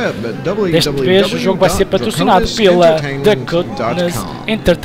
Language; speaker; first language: Portuguese; native; Portuguese